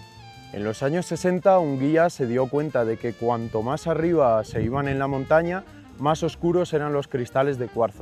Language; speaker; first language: Spanish; native; Spanish